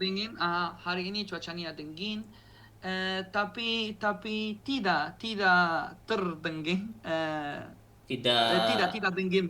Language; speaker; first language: Indonesian; non-native, learner; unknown